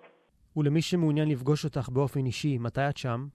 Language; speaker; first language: Hebrew; native; Hebrew